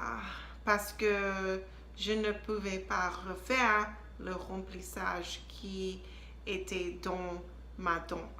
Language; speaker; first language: French; non-native, learner; English